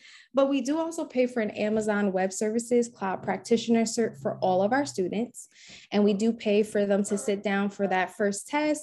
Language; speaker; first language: English; native; English